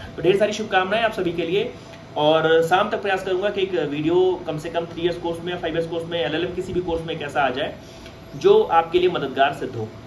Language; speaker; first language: Hindi; native; Hindi